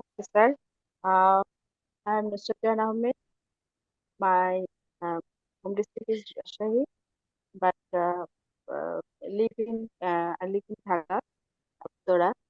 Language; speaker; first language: English; non-native, learner; Bangla